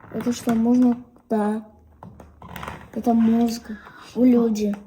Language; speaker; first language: Russian; non-native, local second language; Azerbaijani